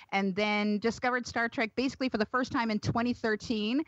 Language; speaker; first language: English; native; English